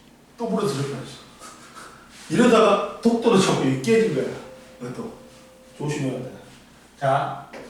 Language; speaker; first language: Korean; native; Korean